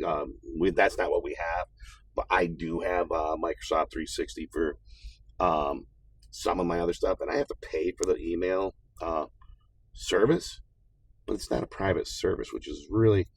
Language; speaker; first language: English; native; English